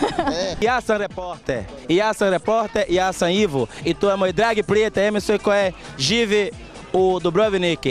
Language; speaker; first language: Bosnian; non-native, learner; Portuguese